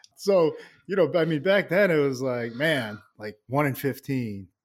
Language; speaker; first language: English; native; English